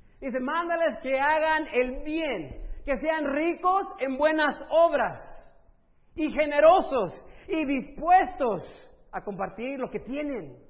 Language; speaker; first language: Spanish; early bilingual, other home language; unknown